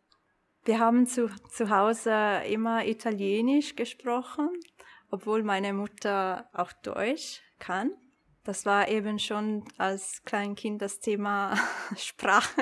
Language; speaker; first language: German; non-native, local second language; Italian